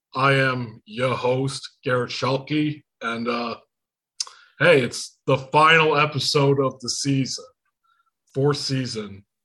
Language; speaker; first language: English; native; English